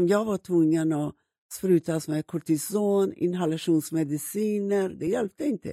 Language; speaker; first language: Swedish; non-native, fluent; Persian